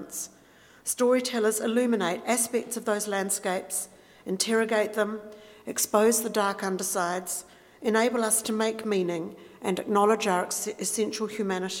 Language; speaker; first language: English; native; English